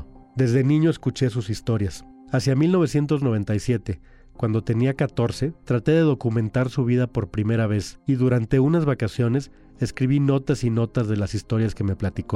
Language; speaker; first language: Spanish; native; Spanish